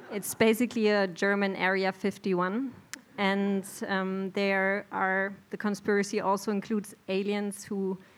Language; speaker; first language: English; non-native, fluent; German